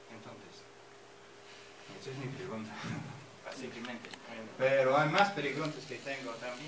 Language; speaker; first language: Spanish; non-native, fluent; English